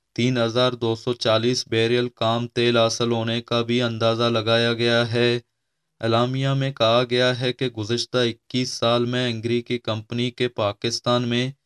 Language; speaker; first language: Urdu; non-native, local second language; Baluchi